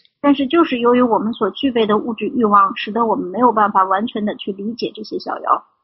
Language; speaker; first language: Chinese; native; Chinese